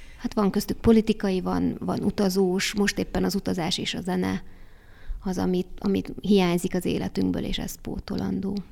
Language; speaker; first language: Hungarian; native; Hungarian